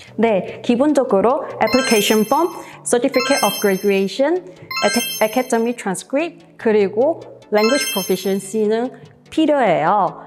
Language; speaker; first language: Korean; non-native, fluent; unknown